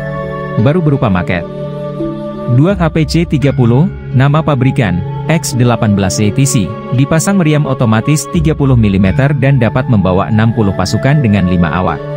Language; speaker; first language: Indonesian; native; Indonesian